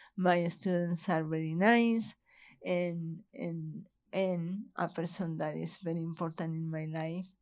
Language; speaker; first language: English; non-native, fluent; Spanish